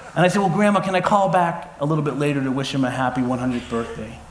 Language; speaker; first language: English; native; English